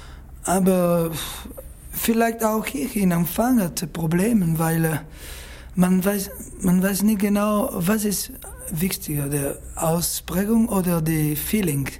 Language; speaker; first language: German; non-native, learner; French